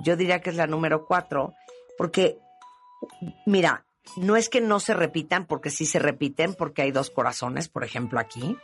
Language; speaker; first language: Spanish; native; Spanish